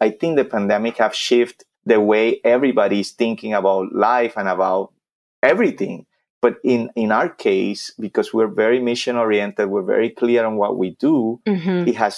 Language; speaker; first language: English; non-native, fluent; Spanish